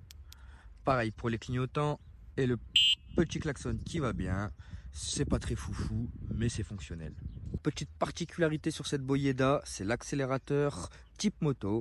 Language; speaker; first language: French; native; French